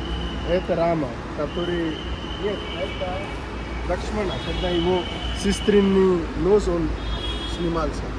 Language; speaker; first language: Russian; non-native, learner; Marathi